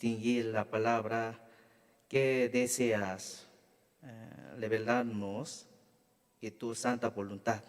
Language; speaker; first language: Spanish; non-native, learner; Korean